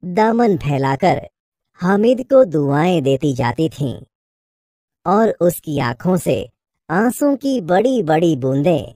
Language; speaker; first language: Hindi; non-native, local second language; Gujarati